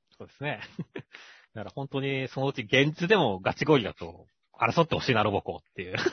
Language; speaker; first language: Japanese; native; Japanese